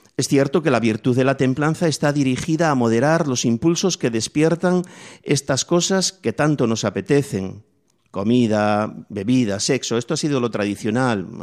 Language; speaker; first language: Spanish; native; Spanish